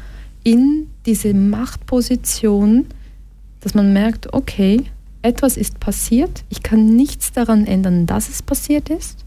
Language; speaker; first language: German; early bilingual, other home language; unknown